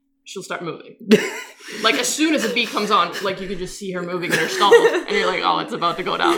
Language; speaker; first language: English; non-native, fluent; Swedish